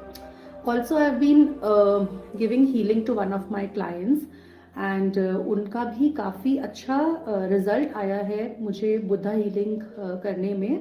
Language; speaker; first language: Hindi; native; Hindi